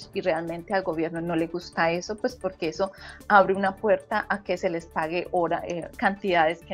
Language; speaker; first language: Spanish; native; Spanish